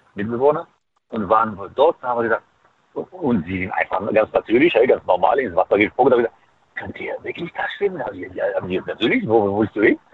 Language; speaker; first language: German; non-native, fluent; Arabic